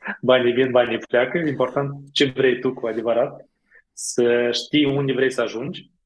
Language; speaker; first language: Romanian; native; Romanian